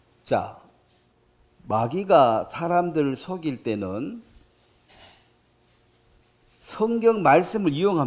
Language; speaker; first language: Korean; native; Korean